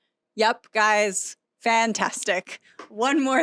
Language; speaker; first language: English; native; English